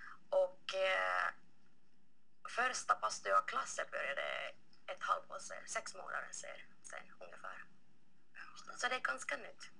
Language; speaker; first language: Swedish; non-native, local second language; Finnish